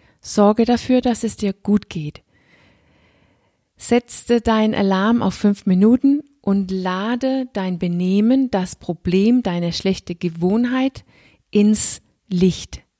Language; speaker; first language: German; non-native, fluent; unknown